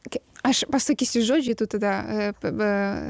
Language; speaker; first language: Lithuanian; non-native, learner; Ukrainian